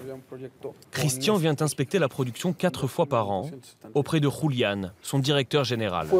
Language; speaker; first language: French; native; French